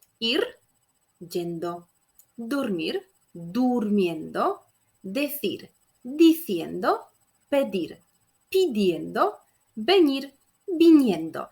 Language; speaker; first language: Spanish; non-native, fluent; Polish